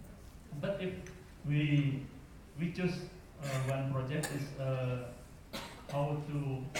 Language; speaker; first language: English; non-native, learner; Indonesian